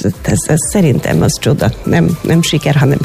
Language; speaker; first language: Hungarian; non-native, fluent; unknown